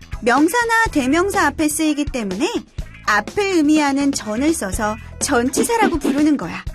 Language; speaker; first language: Korean; native; Korean